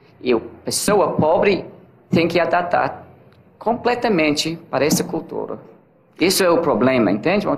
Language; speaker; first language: Portuguese; non-native, learner; English